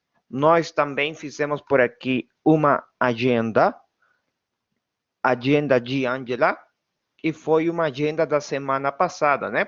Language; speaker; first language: Portuguese; non-native, fluent; Spanish